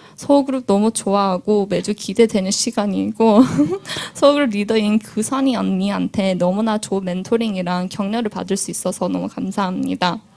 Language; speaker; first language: Korean; early bilingual, heritage; Korean